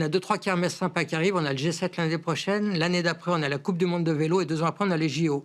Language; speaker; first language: French; native; French